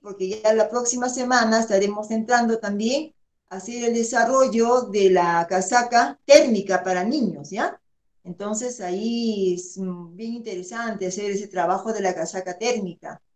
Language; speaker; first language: Spanish; native; Spanish